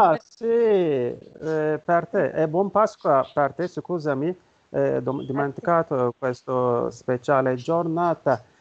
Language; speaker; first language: Italian; non-native, learner; Turkish